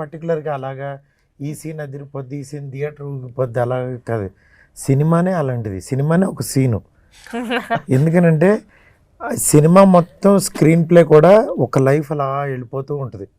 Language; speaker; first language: Telugu; native; Telugu